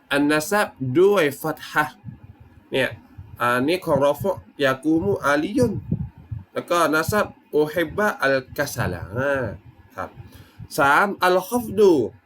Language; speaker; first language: Thai; non-native, local second language; Malay